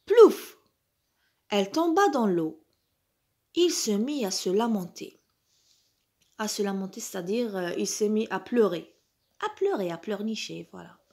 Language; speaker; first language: French; non-native, local second language; Arabic